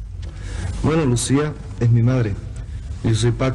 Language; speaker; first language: Spanish; native; Spanish